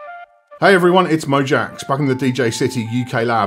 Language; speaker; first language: English; native; English